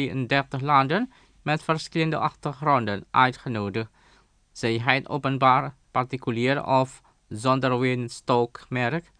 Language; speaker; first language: Dutch; non-native, fluent; Indonesian